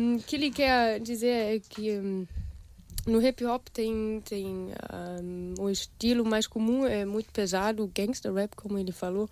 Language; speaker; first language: Portuguese; non-native, fluent; German